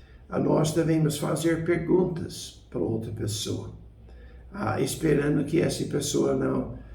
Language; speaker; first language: Portuguese; non-native, fluent; English